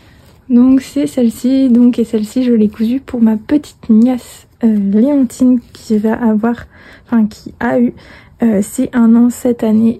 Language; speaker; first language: French; native; French